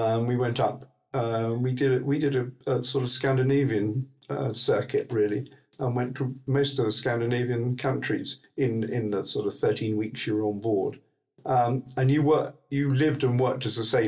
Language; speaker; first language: English; native; English